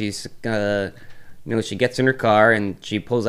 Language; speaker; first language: English; native; English